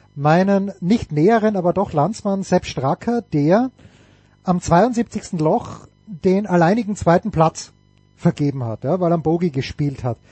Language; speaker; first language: German; native; German